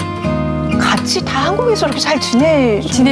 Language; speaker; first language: Korean; native; Korean